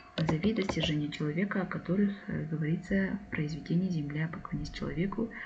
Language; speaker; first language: Russian; non-native, local second language; Kazakh